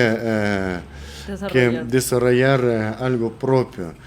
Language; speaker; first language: Spanish; non-native, learner; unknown